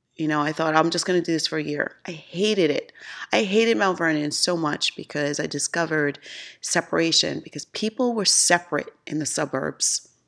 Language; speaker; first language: English; native; English